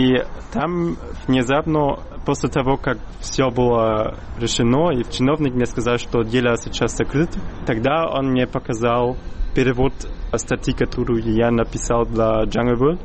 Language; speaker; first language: Russian; non-native, fluent; German